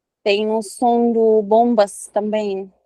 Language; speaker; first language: Portuguese; non-native, learner; Arabic